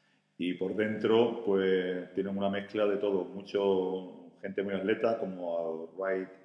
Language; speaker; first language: Spanish; native; Spanish